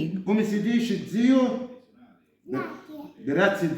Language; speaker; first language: Italian; non-native, fluent; Arabic